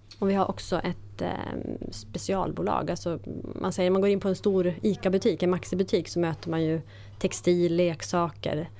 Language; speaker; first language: Swedish; native; Swedish